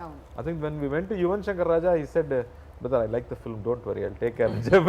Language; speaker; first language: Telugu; non-native, fluent; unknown